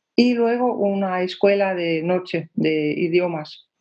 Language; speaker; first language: Spanish; non-native, fluent; Danish